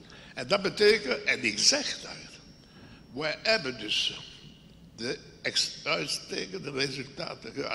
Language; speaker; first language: Dutch; non-native, local second language; French